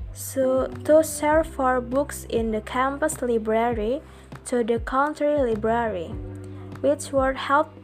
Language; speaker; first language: English; non-native, learner; Indonesian